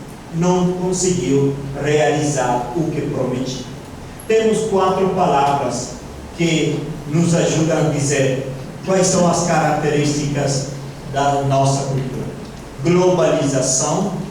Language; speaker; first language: Portuguese; non-native, fluent; Italian